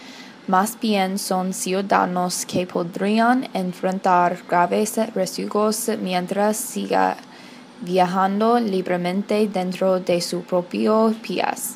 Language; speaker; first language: Spanish; non-native, learner; English